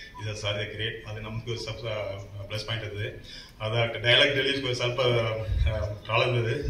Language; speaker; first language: Kannada; non-native, learner; Tamil